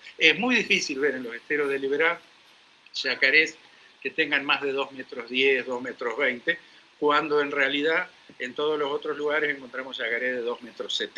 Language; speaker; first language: Spanish; native; Spanish